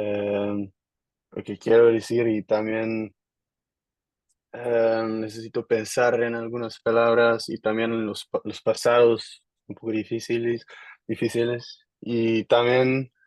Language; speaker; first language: Spanish; non-native, learner; Dutch